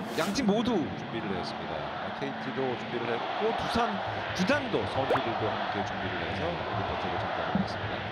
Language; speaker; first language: Korean; native; Korean